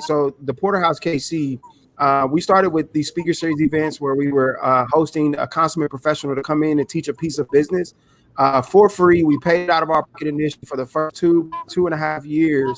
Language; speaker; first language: English; native; English